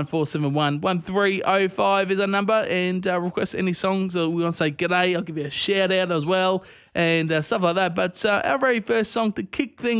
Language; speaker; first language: English; native; English